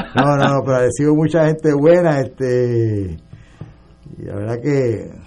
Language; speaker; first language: Spanish; native; Spanish